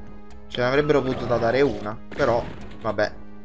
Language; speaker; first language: Italian; native; Italian